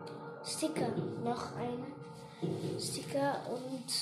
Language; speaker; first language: German; non-native, learner; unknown